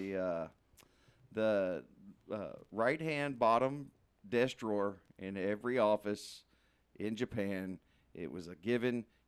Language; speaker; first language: English; native; English